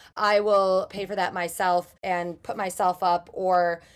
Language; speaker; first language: English; native; English